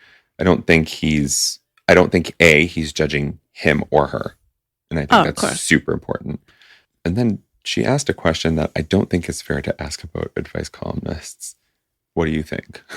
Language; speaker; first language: English; native; English